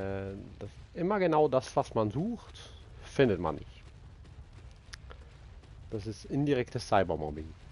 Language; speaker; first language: German; native; German